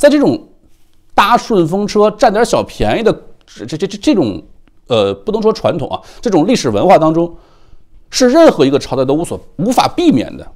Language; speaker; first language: Chinese; native; Chinese